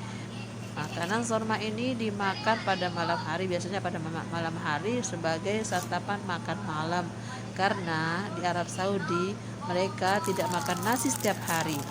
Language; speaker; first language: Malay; non-native, local second language; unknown